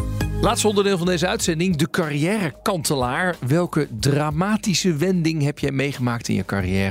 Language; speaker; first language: Dutch; native; Dutch